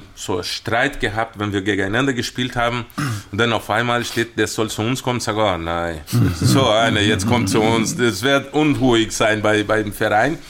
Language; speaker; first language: German; non-native, fluent; Portuguese